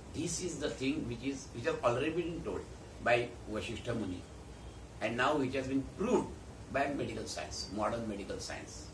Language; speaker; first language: English; non-native, local second language; Marathi